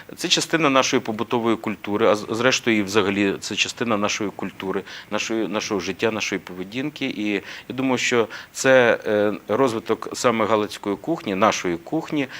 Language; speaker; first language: Ukrainian; native; Ukrainian